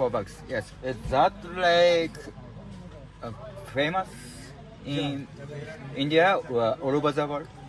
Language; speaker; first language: English; non-native, learner; Japanese